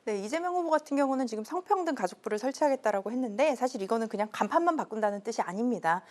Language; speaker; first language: Korean; native; Korean